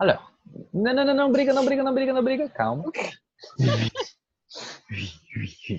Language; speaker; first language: French; non-native, fluent; Portuguese